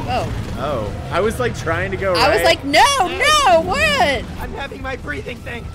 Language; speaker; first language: English; native; English